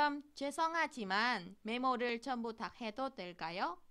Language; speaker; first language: Korean; non-native, fluent; Vietnamese